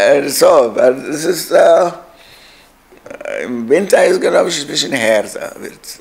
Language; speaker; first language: German; non-native, learner; Arabic